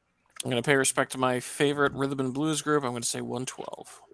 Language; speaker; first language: English; native; English